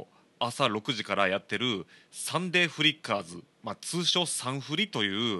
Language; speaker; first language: Japanese; native; Japanese